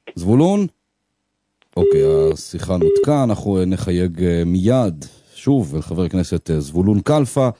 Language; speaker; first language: Hebrew; native; Hebrew